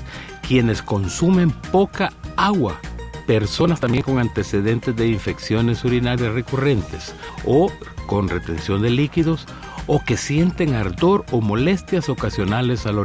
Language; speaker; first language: Spanish; native; Spanish